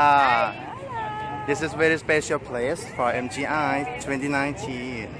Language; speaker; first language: English; non-native, learner; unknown